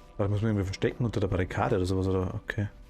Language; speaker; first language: German; native; German